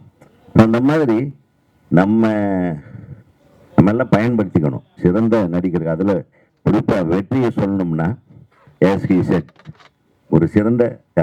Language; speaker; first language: Tamil; native; Tamil